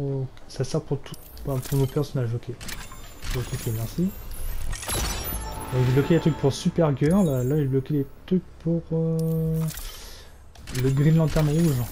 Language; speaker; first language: French; native; French